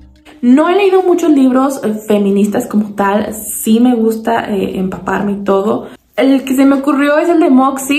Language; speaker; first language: Spanish; native; Spanish